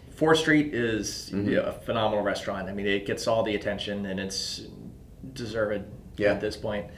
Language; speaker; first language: English; native; English